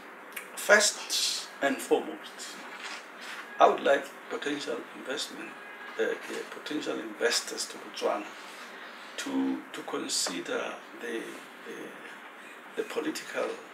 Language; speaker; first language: English; non-native, local second language; Tswana